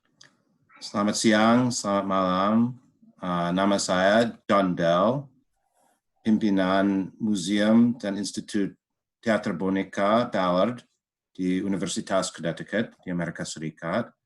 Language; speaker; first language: Indonesian; non-native, fluent; English